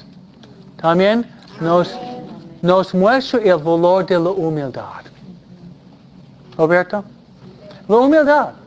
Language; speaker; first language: Spanish; non-native, fluent; English